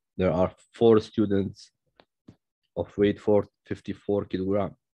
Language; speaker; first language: English; non-native, fluent; Arabic